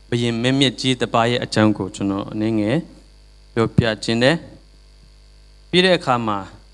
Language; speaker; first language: Burmese; non-native, local second language; Tedim Chin